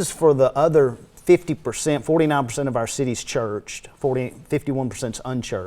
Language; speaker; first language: English; native; English